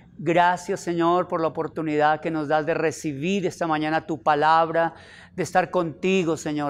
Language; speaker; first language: Spanish; native; Spanish